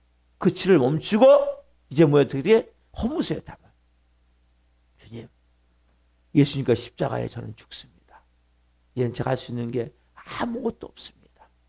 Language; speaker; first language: Korean; native; Korean